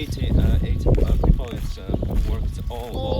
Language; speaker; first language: English; non-native, learner; Russian